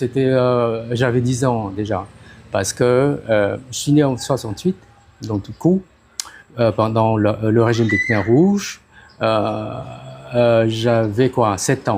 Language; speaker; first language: French; non-native, fluent; Khmer